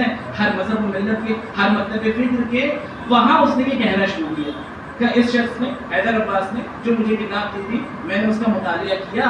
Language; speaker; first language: Urdu; native; Urdu